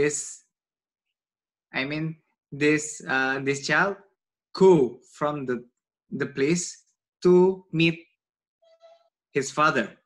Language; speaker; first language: English; non-native, learner; Indonesian